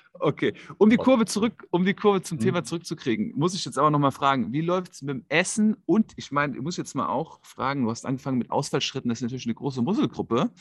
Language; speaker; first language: German; native; German